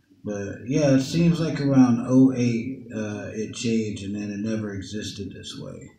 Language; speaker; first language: English; native; English